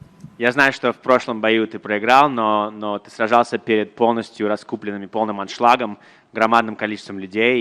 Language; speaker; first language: Russian; native; Russian